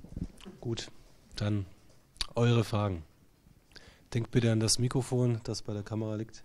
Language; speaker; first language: German; native; German